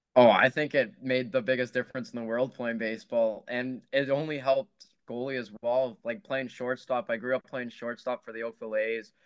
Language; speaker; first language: English; native; English